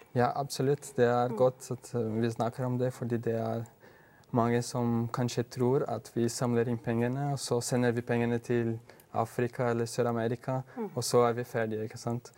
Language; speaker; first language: Norwegian; non-native, fluent; Portuguese